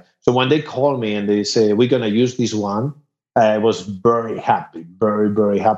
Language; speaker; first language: English; non-native, fluent; Spanish